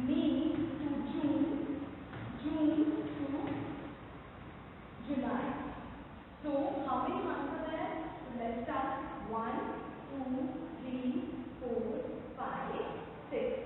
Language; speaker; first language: English; non-native, local second language; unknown